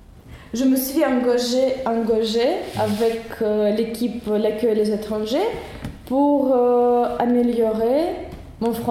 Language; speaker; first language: French; non-native, learner; Russian